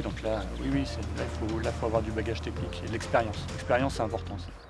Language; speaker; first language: French; native; French